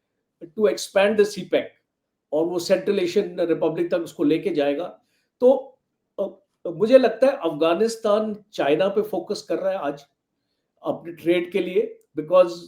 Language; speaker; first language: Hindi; native; Hindi